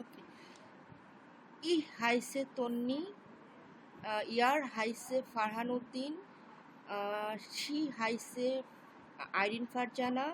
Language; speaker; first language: German; non-native, learner; Bangla